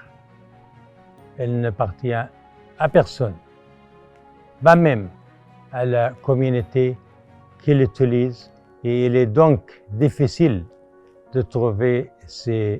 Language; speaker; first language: French; non-native, fluent; Arabic